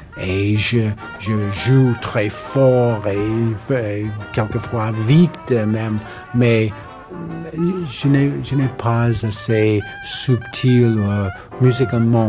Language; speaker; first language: French; non-native, learner; English